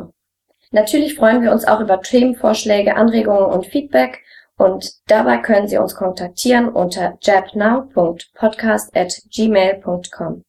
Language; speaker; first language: German; native; German